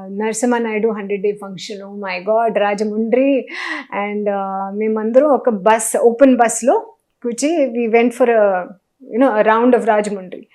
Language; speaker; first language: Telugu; non-native, local second language; Hindi